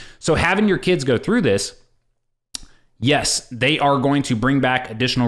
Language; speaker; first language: English; native; English